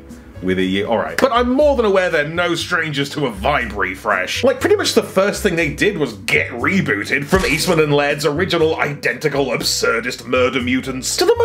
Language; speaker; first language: English; native; English